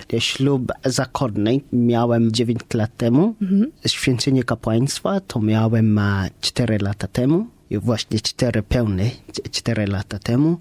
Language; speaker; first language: Polish; non-native, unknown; Kikuyu